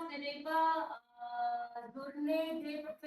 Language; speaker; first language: French; non-native, learner; Hindi